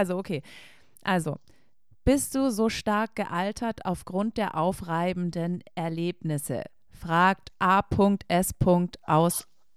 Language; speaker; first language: German; native; German